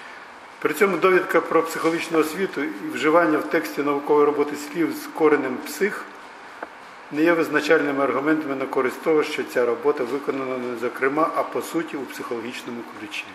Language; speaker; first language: Ukrainian; native; Ukrainian